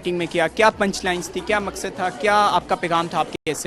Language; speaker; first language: Urdu; native; Urdu